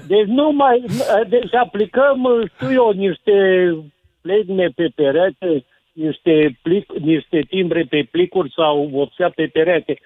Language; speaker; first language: Romanian; native; Romanian